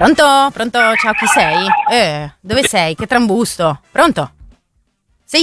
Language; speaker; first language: Italian; native; Italian